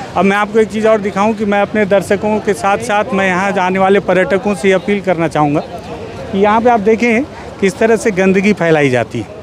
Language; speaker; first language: Hindi; native; Hindi